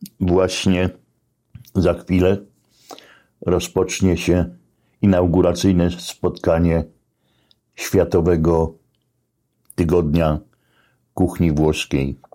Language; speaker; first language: Polish; native; Polish